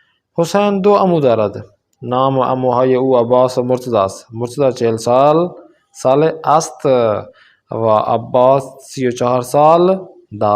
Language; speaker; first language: Persian; non-native, fluent; Urdu